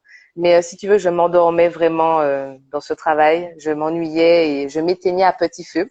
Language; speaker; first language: French; native; French